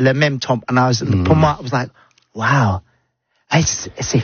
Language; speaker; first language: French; non-native, learner; English